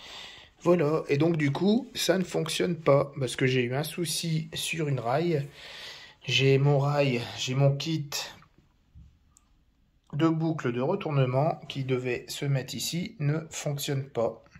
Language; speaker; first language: French; native; French